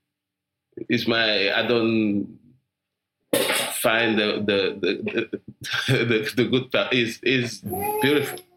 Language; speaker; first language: English; non-native, learner; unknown